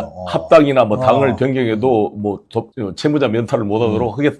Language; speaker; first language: Korean; native; Korean